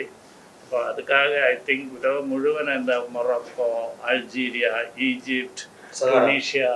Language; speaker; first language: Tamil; non-native, learner; Malayalam